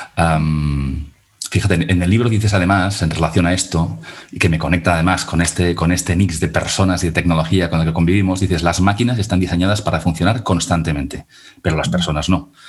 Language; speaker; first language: Spanish; non-native, local second language; Catalan